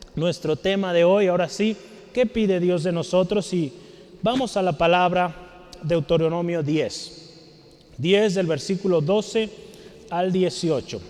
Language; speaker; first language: Spanish; native; Spanish